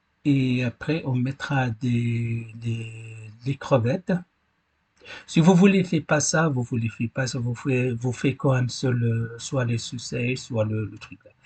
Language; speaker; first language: French; non-native, learner; Arabic